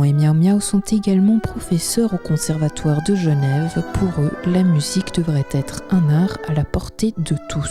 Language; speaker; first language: French; native; French